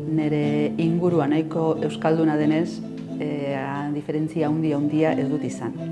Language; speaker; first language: Basque; non-native, local second language; Spanish